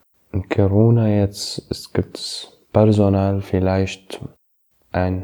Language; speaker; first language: German; non-native, learner; Arabic